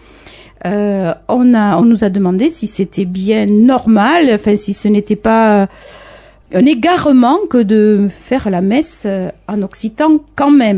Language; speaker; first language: French; native; French